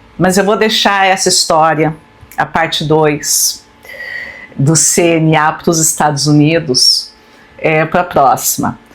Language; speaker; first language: Portuguese; native; Portuguese